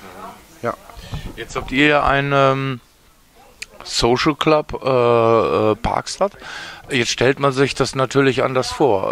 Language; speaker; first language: German; native; German